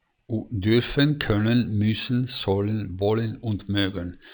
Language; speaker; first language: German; non-native, fluent; Spanish